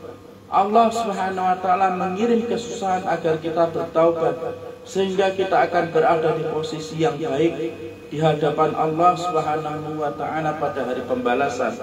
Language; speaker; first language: Indonesian; native; Indonesian